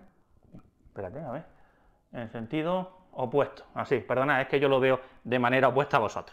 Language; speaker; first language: Spanish; native; Spanish